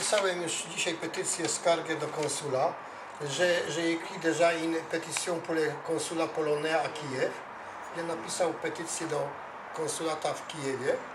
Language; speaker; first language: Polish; non-native, learner; Russian